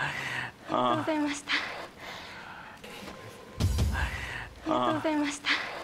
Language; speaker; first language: Japanese; non-native, fluent; English